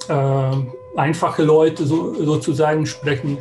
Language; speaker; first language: German; non-native, fluent; Hungarian